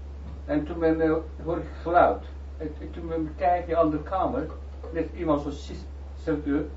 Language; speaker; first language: Dutch; non-native, learner; Turkish